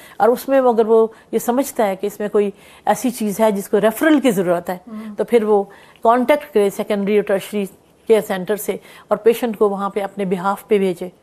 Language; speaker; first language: Urdu; non-native, local second language; Punjabi